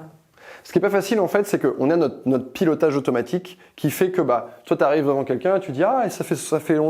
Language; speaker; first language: French; native; French